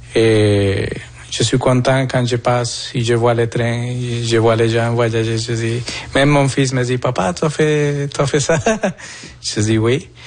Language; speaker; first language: French; non-native, fluent; Spanish